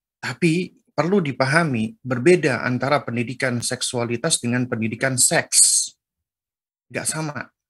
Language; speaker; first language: Indonesian; native; Indonesian